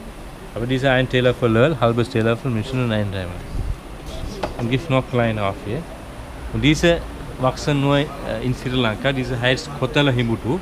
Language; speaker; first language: German; non-native, learner; Sinhala